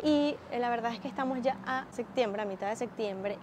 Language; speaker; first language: Spanish; native; Spanish